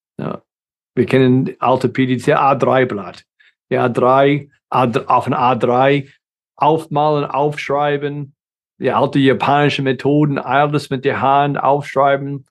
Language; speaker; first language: German; non-native, fluent; English